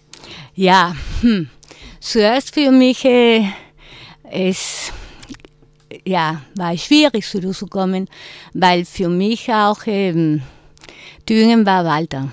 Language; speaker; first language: German; non-native, fluent; Spanish